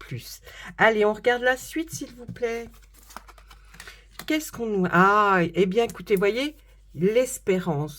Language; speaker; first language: French; native; French